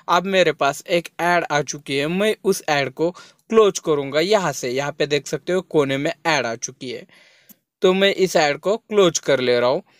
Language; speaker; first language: Hindi; non-native, local second language; Marathi